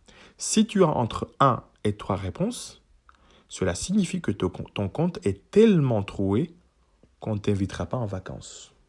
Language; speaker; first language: French; native; French